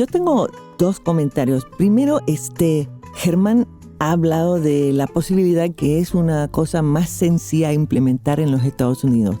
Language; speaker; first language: Spanish; non-native, fluent; English